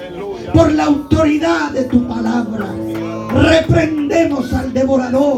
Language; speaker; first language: Spanish; native; Spanish